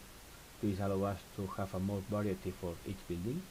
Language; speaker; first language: English; non-native, fluent; Spanish